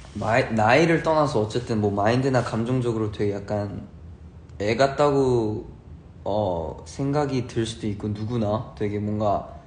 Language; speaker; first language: Korean; early bilingual, heritage; Korean